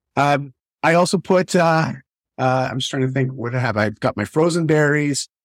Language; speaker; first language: English; native; English